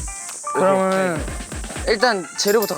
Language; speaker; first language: Korean; native; Korean